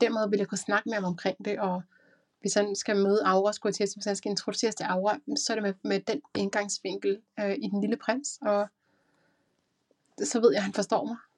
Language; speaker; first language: Danish; native; Danish